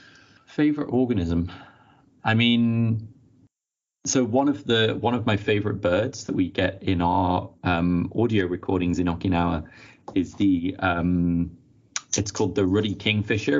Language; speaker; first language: English; native; English